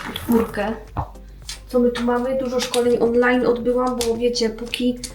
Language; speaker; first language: Polish; native; Polish